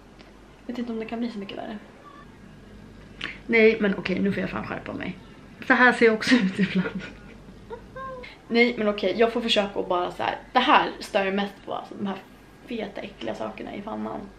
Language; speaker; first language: Swedish; native; Swedish